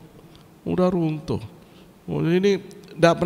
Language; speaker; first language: Indonesian; native; Indonesian